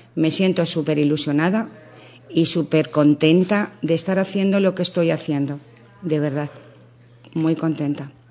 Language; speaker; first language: Spanish; native; Spanish